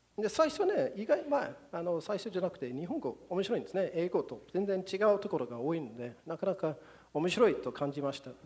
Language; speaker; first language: Japanese; non-native, fluent; English